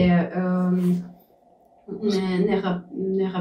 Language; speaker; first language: French; non-native, learner; Russian